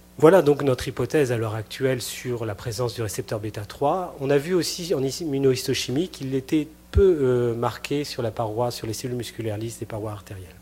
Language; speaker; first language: French; native; French